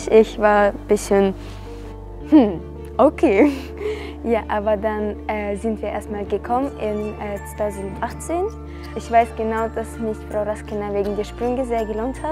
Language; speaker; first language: German; non-native, fluent; Russian